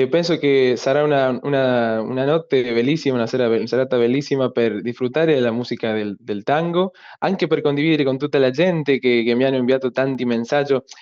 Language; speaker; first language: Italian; non-native, learner; Spanish